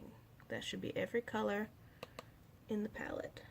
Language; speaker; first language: English; native; English